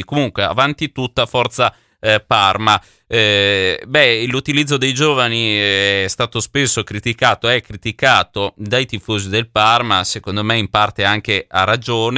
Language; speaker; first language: Italian; native; Italian